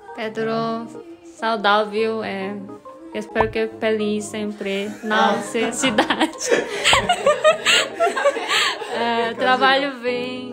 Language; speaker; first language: Portuguese; non-native, learner; Korean